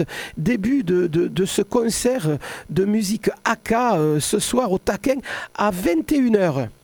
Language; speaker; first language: French; native; French